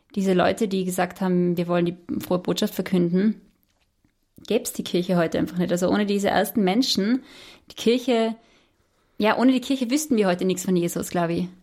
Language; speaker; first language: German; native; German